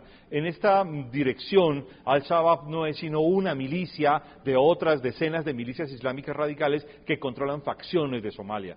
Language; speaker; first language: Spanish; native; Spanish